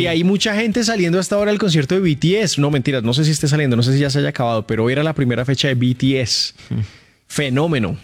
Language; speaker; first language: Spanish; native; Spanish